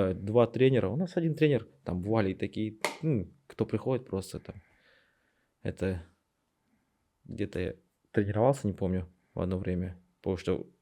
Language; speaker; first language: Russian; native; Russian